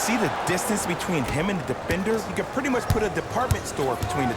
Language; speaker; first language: English; native; English